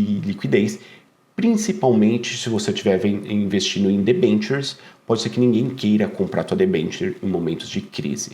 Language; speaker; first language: Portuguese; native; Portuguese